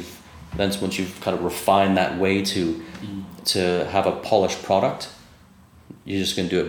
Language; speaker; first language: English; native; English